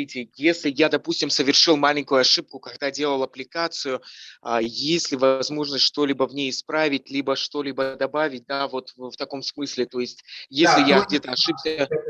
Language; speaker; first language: Russian; native; Russian